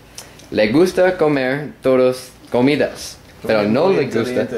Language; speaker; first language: Spanish; non-native, learner; English